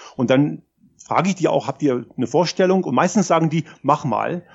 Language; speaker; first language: German; native; German